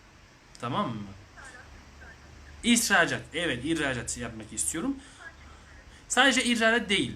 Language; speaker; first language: Turkish; non-native, learner; French